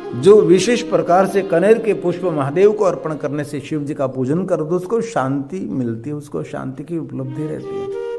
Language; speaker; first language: Hindi; non-native, local second language; Gujarati